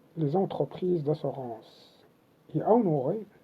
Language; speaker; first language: French; non-native, local second language; Arabic